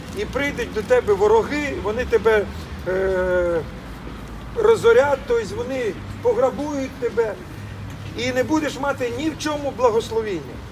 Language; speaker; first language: Ukrainian; non-native, local second language; Russian